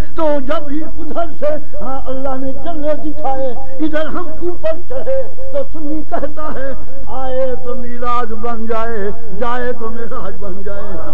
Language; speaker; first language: Urdu; non-native, local second language; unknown